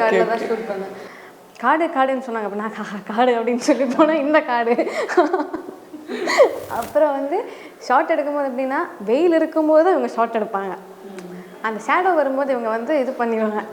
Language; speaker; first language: Tamil; native; Tamil